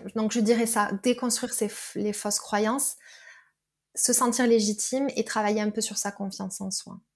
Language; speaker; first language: French; native; French